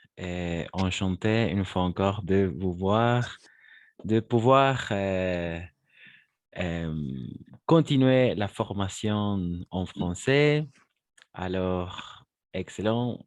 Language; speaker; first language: French; non-native, fluent; Spanish